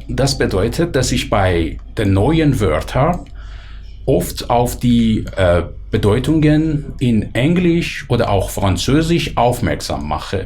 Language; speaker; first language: German; non-native, fluent; Persian